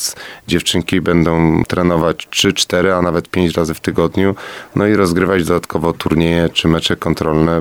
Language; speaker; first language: Polish; native; Polish